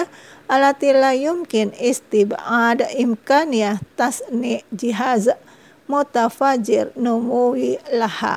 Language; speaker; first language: Arabic; non-native, fluent; Indonesian